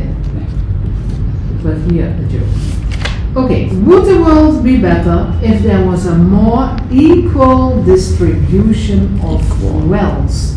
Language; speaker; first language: English; non-native, fluent; Dutch